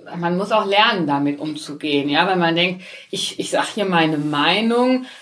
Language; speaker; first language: German; native; German